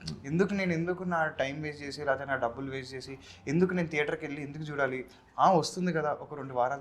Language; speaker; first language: Telugu; native; Telugu